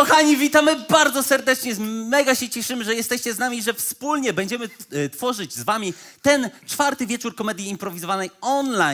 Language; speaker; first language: Polish; native; Polish